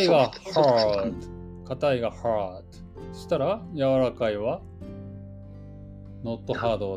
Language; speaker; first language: Japanese; native; Japanese